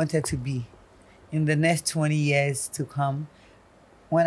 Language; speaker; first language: English; non-native, local second language; Akan